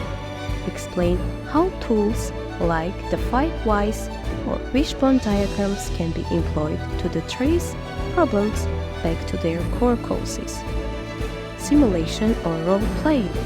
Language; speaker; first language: English; non-native, fluent; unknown